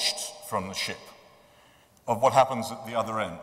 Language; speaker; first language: English; native; English